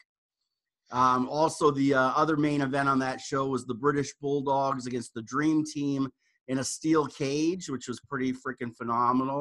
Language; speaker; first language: English; native; English